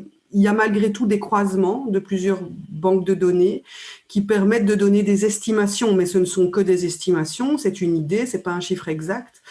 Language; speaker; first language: French; native; French